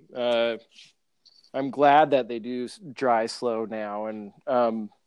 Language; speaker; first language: English; native; English